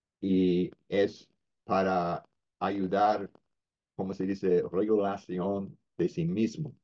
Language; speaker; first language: Spanish; non-native, fluent; English